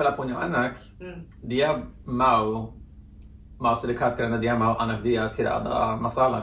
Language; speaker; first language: Indonesian; non-native, fluent; Norwegian